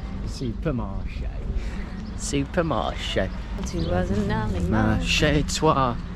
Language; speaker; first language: French; non-native, learner; English